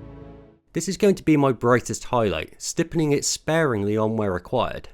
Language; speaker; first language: English; native; English